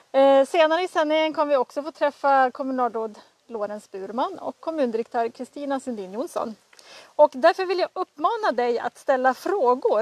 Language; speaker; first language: Swedish; native; Swedish